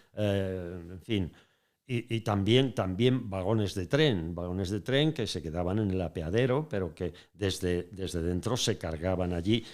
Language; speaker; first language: Spanish; native; Spanish